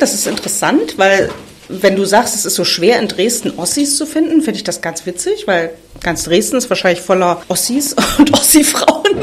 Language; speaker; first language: German; native; German